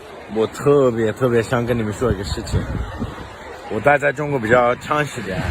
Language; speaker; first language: Chinese; non-native, fluent; English